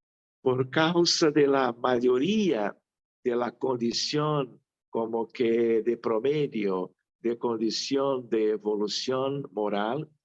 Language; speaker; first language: Spanish; non-native, fluent; Portuguese